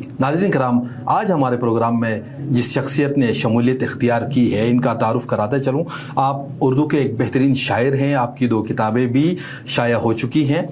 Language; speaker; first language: Urdu; non-native, local second language; Shina